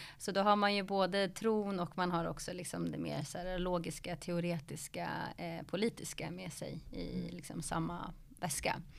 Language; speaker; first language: Swedish; early bilingual, other home language; Arabic